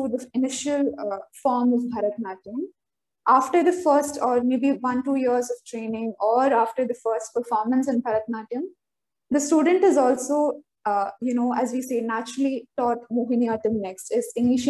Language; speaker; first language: English; non-native, local second language; Malayalam